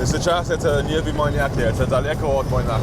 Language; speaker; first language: Russian; non-native, learner; English